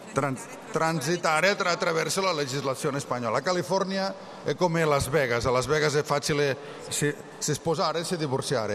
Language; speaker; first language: Italian; non-native, learner; Catalan